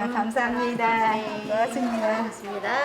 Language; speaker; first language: Korean; non-native, learner; Vietnamese